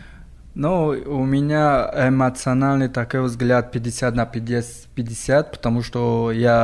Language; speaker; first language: Russian; non-native, fluent; Tajik